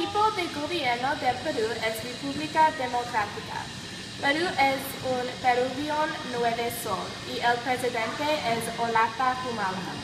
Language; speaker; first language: Spanish; non-native, learner; English